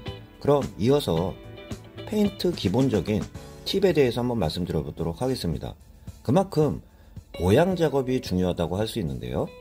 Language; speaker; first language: Korean; native; Korean